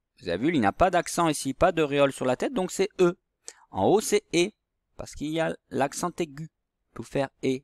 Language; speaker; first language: French; native; French